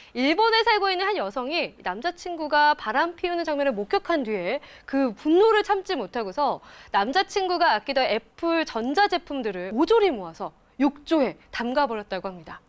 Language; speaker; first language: Korean; native; Korean